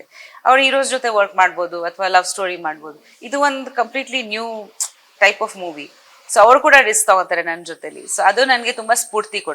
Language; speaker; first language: Kannada; non-native, fluent; Bangla